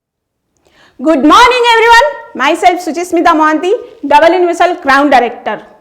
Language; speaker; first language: Hindi; non-native, local second language; Odia